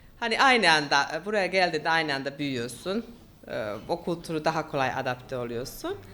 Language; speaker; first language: Turkish; non-native, fluent; Finnish